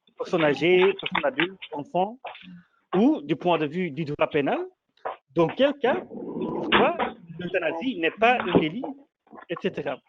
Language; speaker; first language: French; non-native, fluent; Dutch